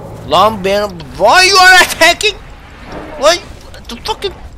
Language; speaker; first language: English; non-native, learner; Azerbaijani